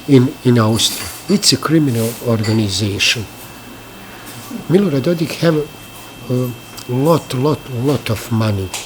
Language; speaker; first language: English; non-native, learner; Bosnian